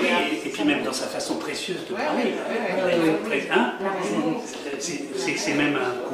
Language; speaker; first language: French; native; French